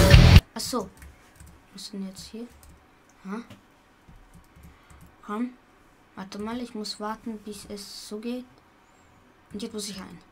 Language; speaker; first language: German; early bilingual, other home language; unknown